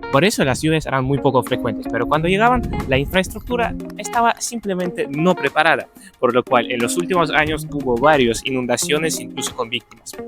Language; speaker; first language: Spanish; non-native, fluent; Ukrainian